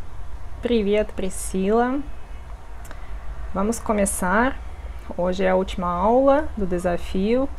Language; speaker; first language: Portuguese; non-native, fluent; Russian